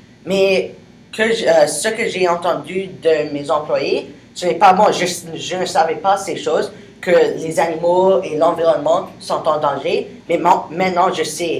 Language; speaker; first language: French; non-native, local second language; English